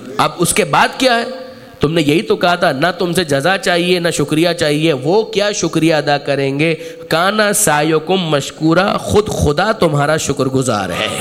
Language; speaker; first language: Urdu; non-native, local second language; Gujarati